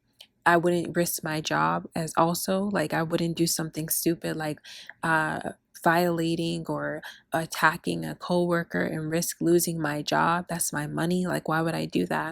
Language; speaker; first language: English; early bilingual, other home language; Spanish